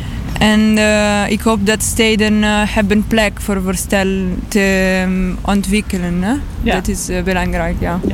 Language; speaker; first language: Dutch; non-native, learner; Italian